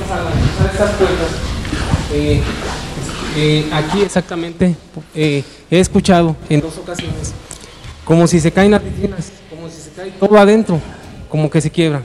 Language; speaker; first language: Spanish; native; Spanish